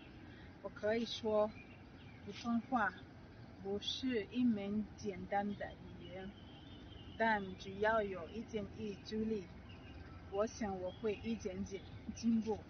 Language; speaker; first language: Chinese; non-native, learner; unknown